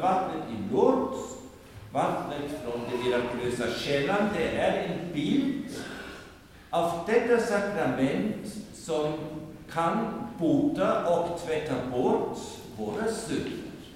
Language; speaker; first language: Swedish; non-native, fluent; German